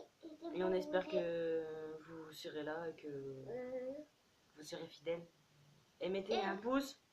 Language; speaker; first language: French; native; French